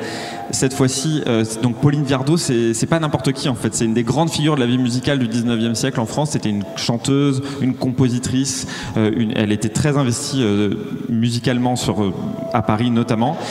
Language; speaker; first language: French; native; French